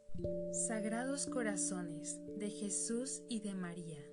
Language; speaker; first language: Spanish; native; Spanish